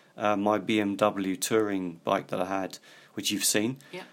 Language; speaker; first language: English; native; English